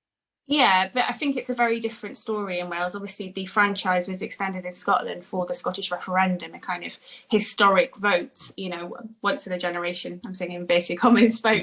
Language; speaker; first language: English; native; English